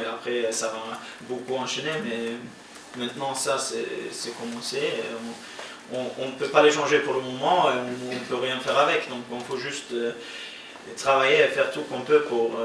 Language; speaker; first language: French; non-native, fluent; Norwegian